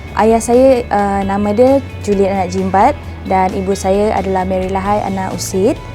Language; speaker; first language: Malay; non-native, local second language; Iban